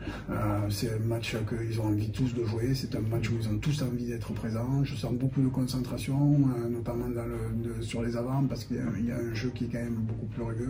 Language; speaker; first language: French; native; French